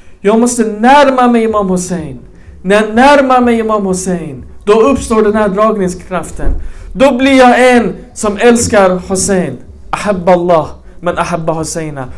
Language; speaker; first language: Swedish; early bilingual, other home language; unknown